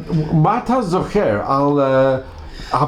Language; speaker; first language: Hebrew; non-native, fluent; English